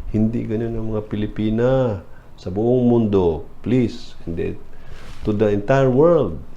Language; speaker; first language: Filipino; non-native, local second language; Cebuano